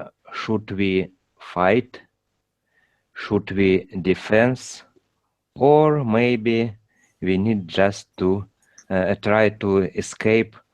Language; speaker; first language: English; non-native, learner; Russian